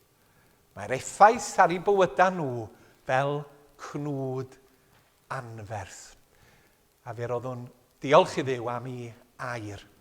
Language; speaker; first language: Welsh; native; Welsh